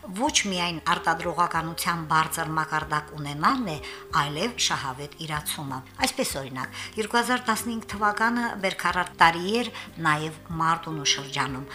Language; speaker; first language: Armenian; native; Armenian